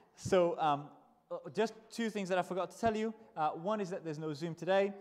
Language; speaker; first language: English; non-native, fluent; Portuguese